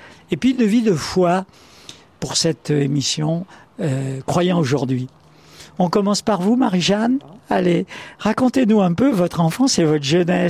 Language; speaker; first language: French; native; French